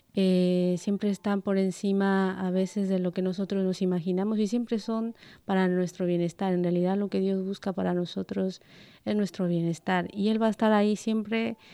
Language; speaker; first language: Spanish; native; Spanish